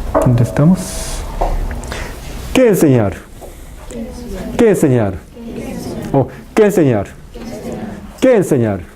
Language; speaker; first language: Spanish; non-native, fluent; Korean